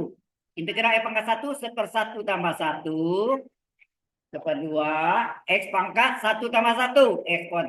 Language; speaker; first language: Indonesian; native; Indonesian